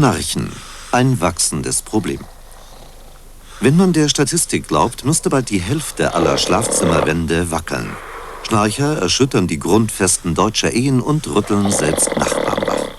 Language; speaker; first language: German; native; German